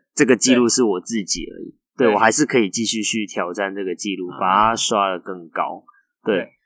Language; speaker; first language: Chinese; non-native, fluent; Cantonese